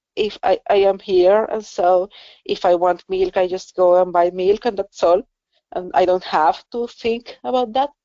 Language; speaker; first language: English; non-native, fluent; Spanish